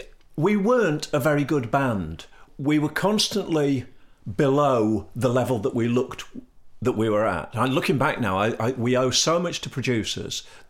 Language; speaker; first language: English; native; English